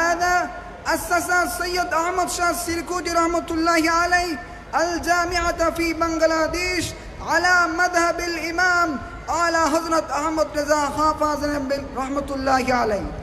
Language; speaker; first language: Arabic; non-native, learner; Bangla